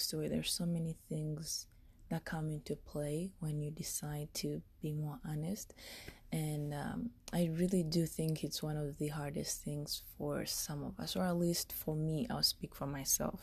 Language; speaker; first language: English; non-native, local second language; Kinyarwanda